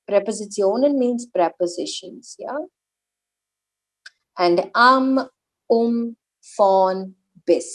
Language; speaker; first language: German; non-native, learner; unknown